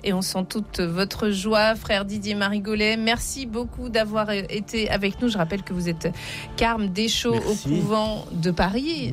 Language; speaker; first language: French; native; French